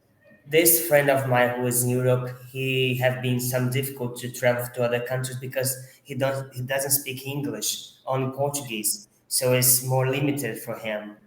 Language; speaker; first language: English; non-native, fluent; Portuguese